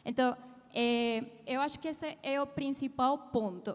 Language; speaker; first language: Portuguese; non-native, fluent; Spanish